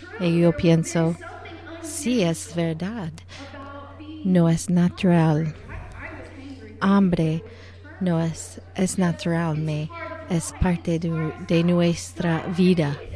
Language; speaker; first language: Spanish; non-native, learner; English